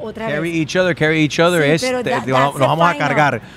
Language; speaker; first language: Spanish; early bilingual, heritage; Spanish